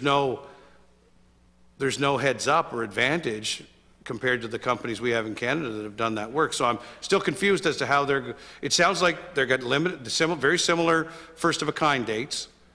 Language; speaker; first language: English; native; English